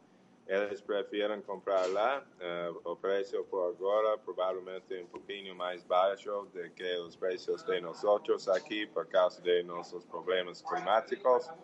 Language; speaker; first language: Portuguese; non-native, learner; English